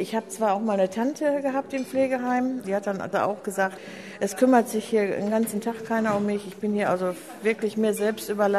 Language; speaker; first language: German; native; German